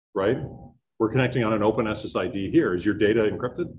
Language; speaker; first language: English; native; English